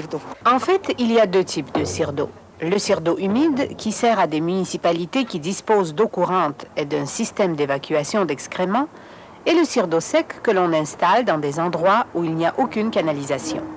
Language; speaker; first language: French; native; French